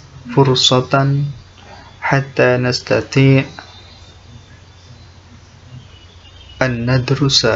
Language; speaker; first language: Arabic; non-native, fluent; Indonesian